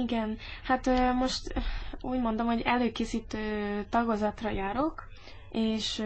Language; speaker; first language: Hungarian; early bilingual, heritage; English